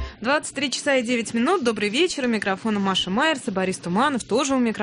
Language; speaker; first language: Russian; native; Russian